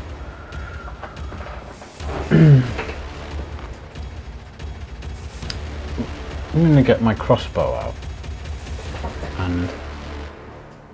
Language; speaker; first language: English; native; English